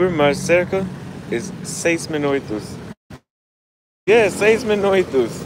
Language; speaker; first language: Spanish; non-native, learner; English